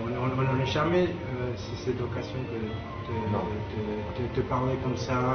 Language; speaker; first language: French; non-native, fluent; Chinese